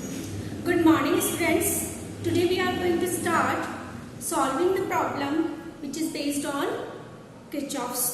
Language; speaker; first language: English; non-native, local second language; Hindi